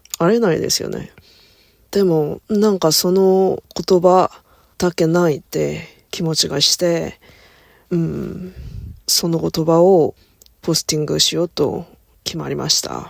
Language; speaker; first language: Japanese; non-native, learner; Korean